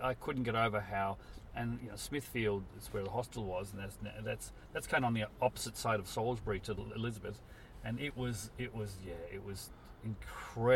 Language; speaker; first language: English; native; English